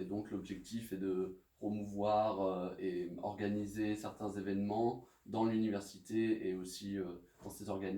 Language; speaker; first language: French; native; French